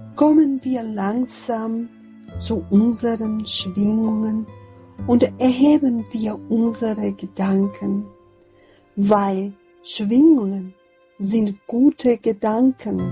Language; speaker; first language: German; non-native, fluent; Portuguese